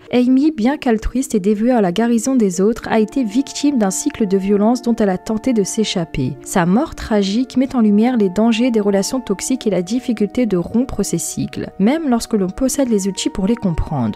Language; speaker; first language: French; native; French